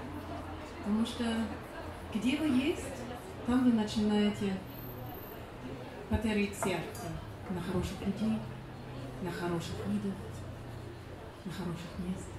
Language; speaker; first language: Russian; non-native, learner; German